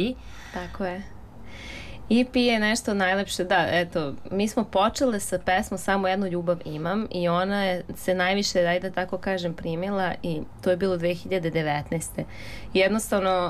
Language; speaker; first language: Serbian; native; Serbian